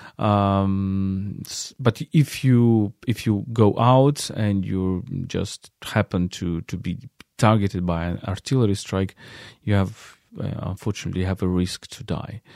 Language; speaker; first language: English; non-native, fluent; Ukrainian